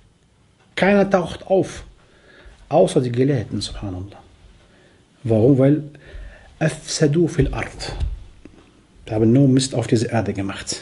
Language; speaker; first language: German; non-native, fluent; Arabic